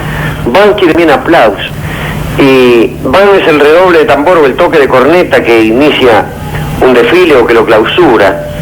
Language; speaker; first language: Spanish; native; Spanish